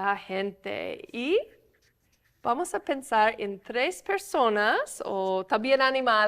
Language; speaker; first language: Spanish; non-native, fluent; English